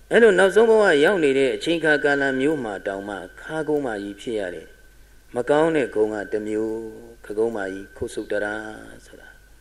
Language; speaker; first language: Burmese; native; Burmese